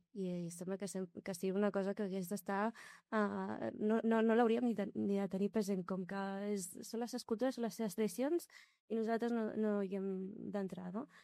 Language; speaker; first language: Catalan; non-native, local second language; Arabic